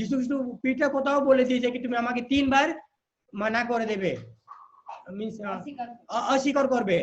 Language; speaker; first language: Bangla; non-native, learner; Hindi